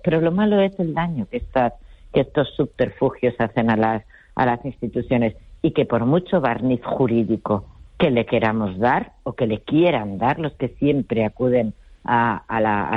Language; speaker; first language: Spanish; native; Spanish